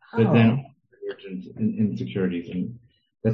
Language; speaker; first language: English; native; English